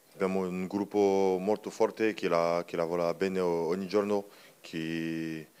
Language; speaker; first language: Italian; non-native, learner; French